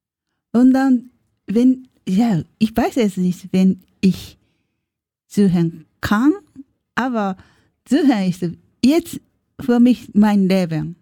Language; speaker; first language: German; non-native, learner; Japanese